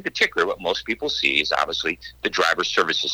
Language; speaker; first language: English; native; English